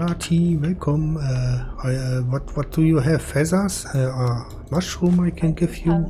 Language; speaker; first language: English; non-native, learner; German